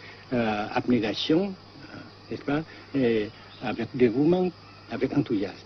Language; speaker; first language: French; non-native, fluent; Vietnamese